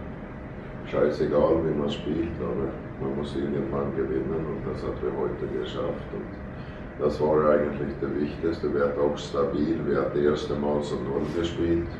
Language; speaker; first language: German; non-native, fluent; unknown